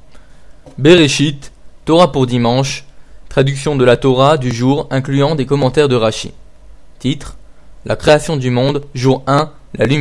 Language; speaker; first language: French; native; French